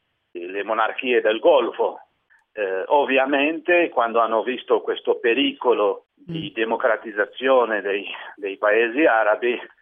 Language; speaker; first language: Italian; non-native, fluent; Kabyle